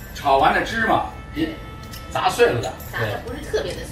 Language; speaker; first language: Chinese; native; Chinese